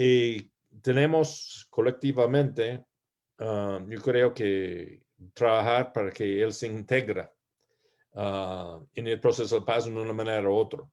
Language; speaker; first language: Spanish; non-native, learner; English